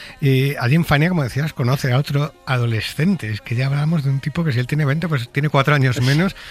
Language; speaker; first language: Spanish; native; Spanish